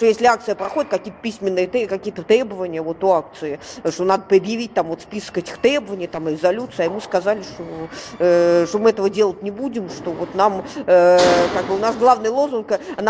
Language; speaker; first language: Russian; native; Russian